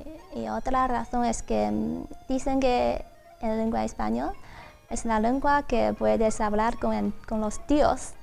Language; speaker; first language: Spanish; non-native, learner; Chinese